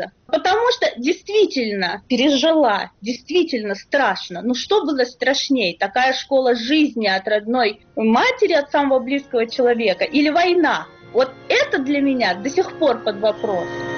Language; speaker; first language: Russian; native; Russian